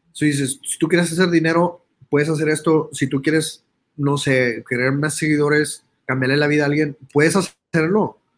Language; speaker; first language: Spanish; early bilingual, heritage; Spanish